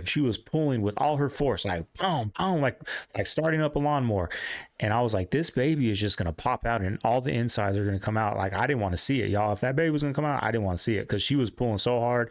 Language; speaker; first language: English; native; English